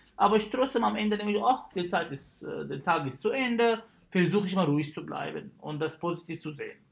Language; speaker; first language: German; non-native, fluent; Arabic